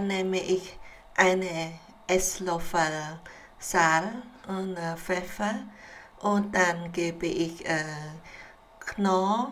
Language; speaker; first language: German; non-native, learner; Khmer